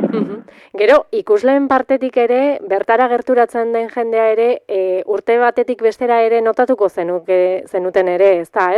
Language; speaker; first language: Basque; native; Basque